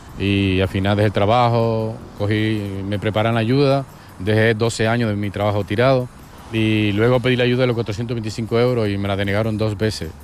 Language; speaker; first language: Spanish; native; Spanish